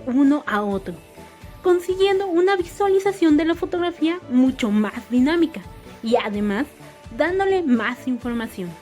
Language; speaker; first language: Spanish; native; Spanish